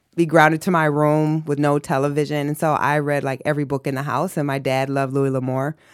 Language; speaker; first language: English; native; English